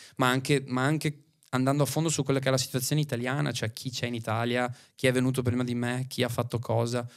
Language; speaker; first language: Italian; native; Italian